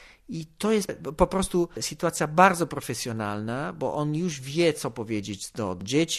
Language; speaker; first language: Polish; non-native, learner; Italian